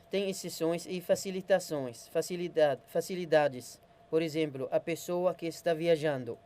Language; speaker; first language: Portuguese; non-native, learner; Arabic